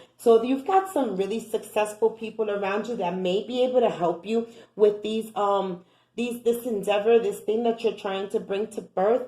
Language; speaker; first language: English; native; English